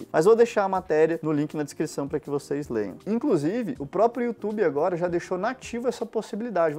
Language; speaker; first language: Portuguese; native; Portuguese